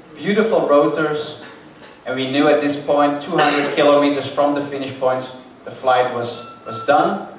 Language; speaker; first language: English; non-native, fluent; Dutch